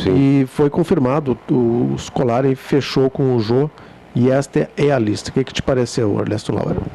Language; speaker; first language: Portuguese; native; Portuguese